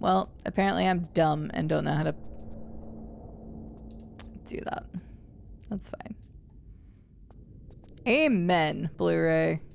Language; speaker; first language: English; native; English